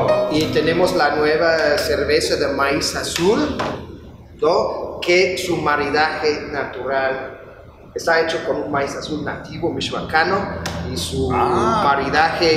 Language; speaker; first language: Spanish; non-native, fluent; English